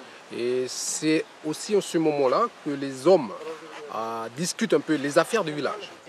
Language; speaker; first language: French; non-native, local second language; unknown